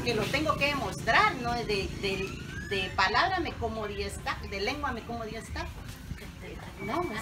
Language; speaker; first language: Spanish; native; Spanish